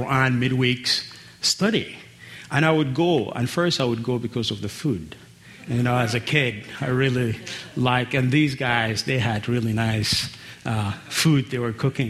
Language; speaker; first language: English; non-native, fluent; Arabic